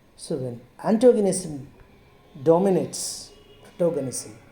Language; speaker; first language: English; non-native, local second language; Telugu